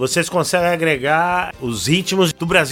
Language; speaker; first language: Portuguese; native; Portuguese